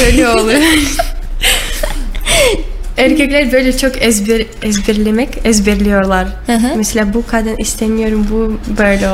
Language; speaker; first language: Turkish; non-native, learner; Russian